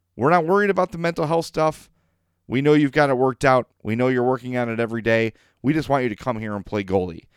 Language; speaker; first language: English; native; English